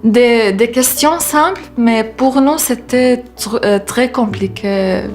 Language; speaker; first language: French; non-native, learner; Arabic